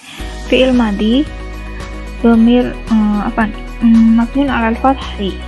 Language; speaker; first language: Arabic; non-native, learner; Indonesian